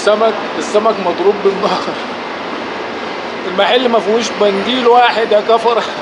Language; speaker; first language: Arabic; native; Arabic